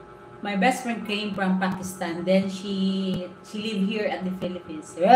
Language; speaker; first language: English; non-native, local second language; Filipino